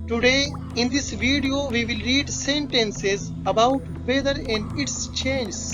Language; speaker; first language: English; non-native, local second language; Urdu